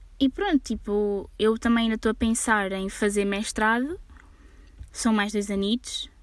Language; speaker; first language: Portuguese; early bilingual, heritage; Portuguese